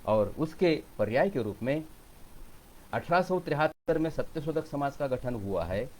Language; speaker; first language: Hindi; non-native, local second language; Marathi